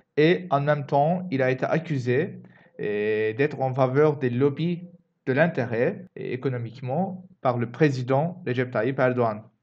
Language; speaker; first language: French; non-native, learner; Turkish